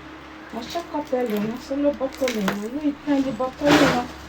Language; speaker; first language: Italian; non-native, learner; Nigerian Pidgin